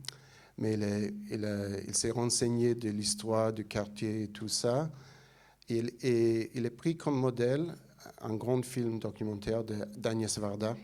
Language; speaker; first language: French; non-native, fluent; English